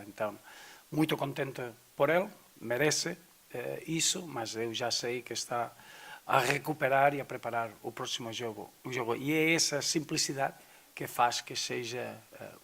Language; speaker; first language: Portuguese; non-native, fluent; Spanish